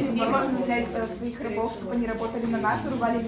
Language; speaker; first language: Russian; native; Russian